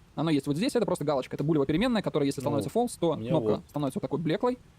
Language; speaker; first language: Russian; native; Russian